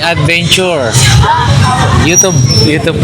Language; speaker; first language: Filipino; native; Filipino